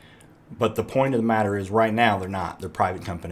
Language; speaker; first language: English; native; English